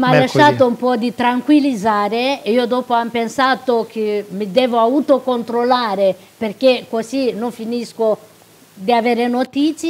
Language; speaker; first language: Italian; non-native, local second language; Romanian